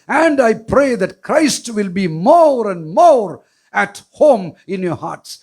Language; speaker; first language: English; non-native, local second language; Tamil